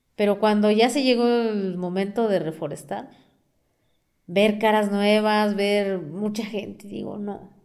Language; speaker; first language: Spanish; non-native, local second language; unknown